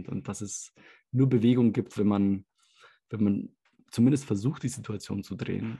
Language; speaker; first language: German; native; German